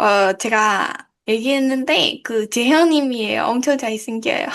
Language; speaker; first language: Korean; non-native, learner; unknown